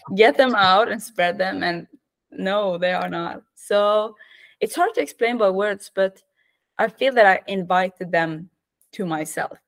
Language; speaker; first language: English; non-native, fluent; Norwegian